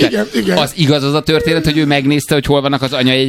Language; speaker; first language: Hungarian; native; Hungarian